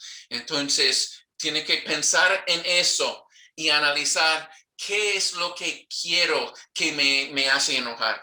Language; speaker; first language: Spanish; non-native, fluent; English